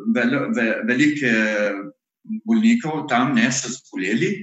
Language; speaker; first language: Slovenian; non-native, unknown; Arabic